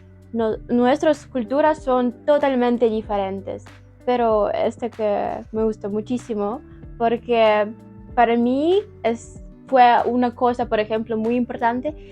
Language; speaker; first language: Spanish; non-native, learner; Ukrainian